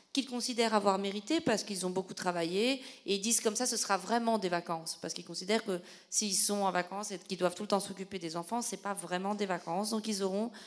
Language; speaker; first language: French; native; French